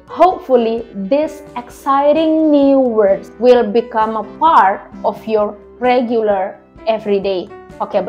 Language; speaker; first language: English; non-native, fluent; Indonesian